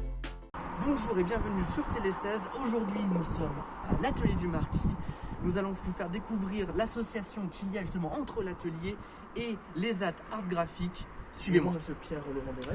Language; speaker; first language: French; native; French